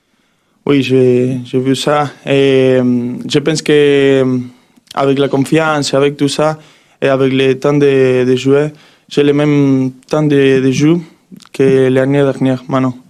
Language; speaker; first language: French; non-native, learner; Spanish